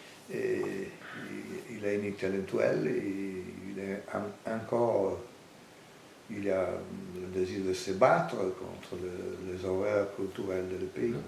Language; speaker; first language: French; non-native, fluent; Italian